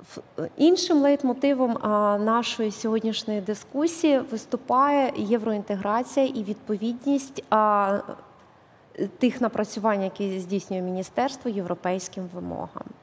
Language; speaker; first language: Ukrainian; native; Ukrainian